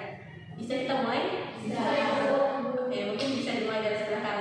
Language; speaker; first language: Indonesian; native; Indonesian